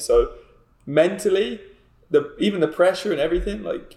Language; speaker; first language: English; native; English